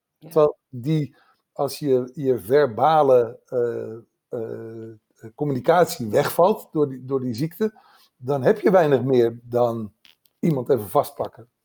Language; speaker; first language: Dutch; native; Dutch